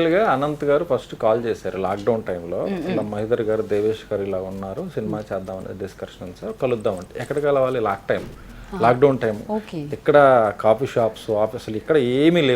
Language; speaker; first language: Telugu; native; Telugu